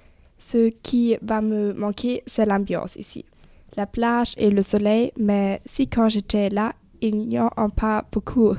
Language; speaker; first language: French; non-native, fluent; German